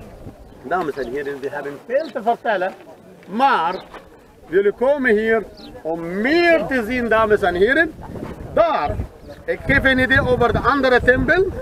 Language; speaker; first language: Dutch; non-native, learner; Arabic